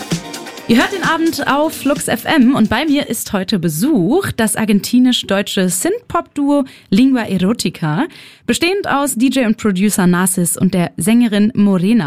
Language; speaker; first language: German; native; German